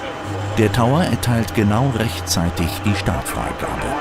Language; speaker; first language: German; native; German